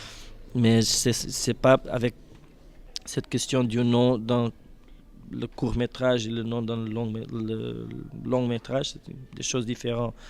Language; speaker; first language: French; non-native, fluent; Portuguese